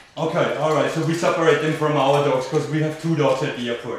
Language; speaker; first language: English; non-native, fluent; German